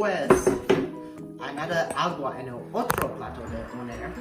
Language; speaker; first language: Spanish; non-native, learner; English